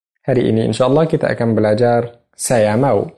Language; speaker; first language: Indonesian; non-native, fluent; Arabic